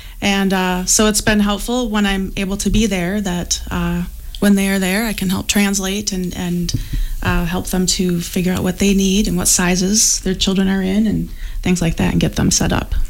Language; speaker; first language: English; native; English